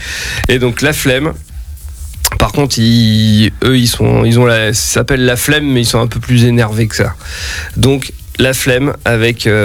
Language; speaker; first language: French; native; French